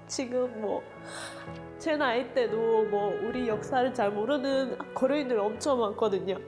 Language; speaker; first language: Korean; non-native, fluent; Russian